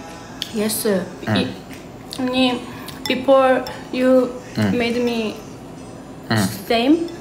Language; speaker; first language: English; non-native, learner; Thai